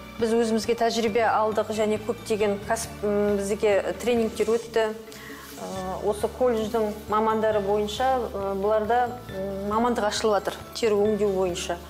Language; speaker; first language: Kazakh; native; Kazakh